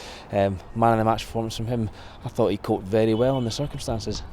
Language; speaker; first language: English; native; English